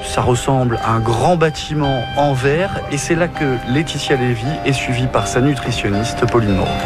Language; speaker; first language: French; native; French